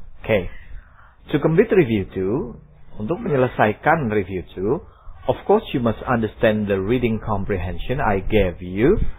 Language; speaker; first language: English; non-native, fluent; Indonesian